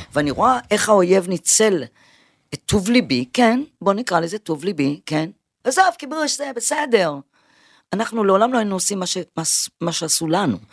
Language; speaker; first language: Hebrew; early bilingual, other home language; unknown